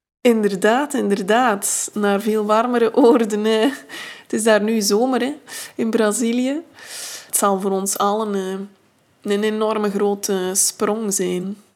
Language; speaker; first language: Dutch; native; Dutch